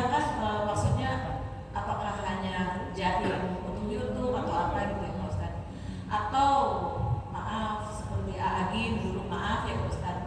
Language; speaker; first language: Indonesian; native; Indonesian